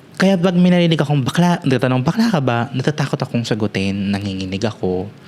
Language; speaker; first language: Filipino; native; Filipino